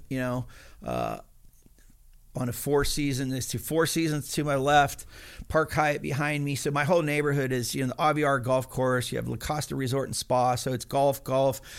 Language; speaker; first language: English; native; English